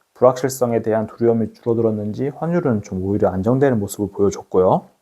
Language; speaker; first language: Korean; native; Korean